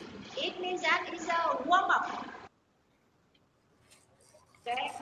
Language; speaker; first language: English; non-native, learner; Vietnamese